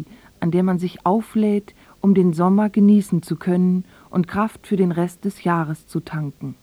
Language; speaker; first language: German; native; German